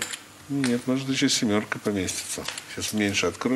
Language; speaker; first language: Russian; native; Russian